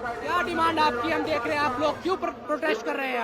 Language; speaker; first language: Hindi; native; Hindi